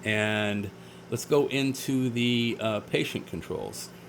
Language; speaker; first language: English; native; English